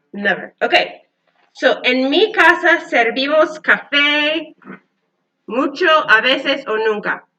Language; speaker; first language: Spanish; non-native, learner; English